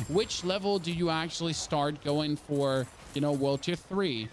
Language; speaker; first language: English; non-native, fluent; German